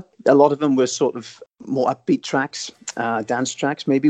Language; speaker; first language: English; native; English